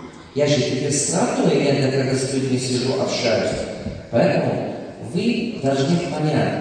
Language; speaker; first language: Russian; non-native, local second language; Tajik